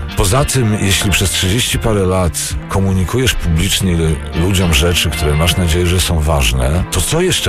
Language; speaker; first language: Polish; native; Polish